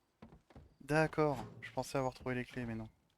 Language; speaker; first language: French; native; French